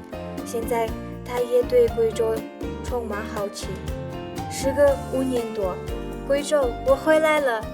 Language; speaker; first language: Chinese; non-native, fluent; Kazakh